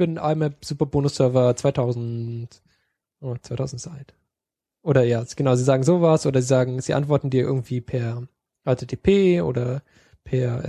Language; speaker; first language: German; native; German